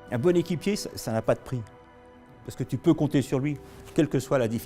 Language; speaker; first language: French; native; French